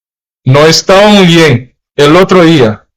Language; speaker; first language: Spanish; non-native, learner; English